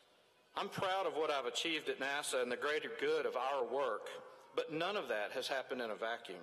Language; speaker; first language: English; native; English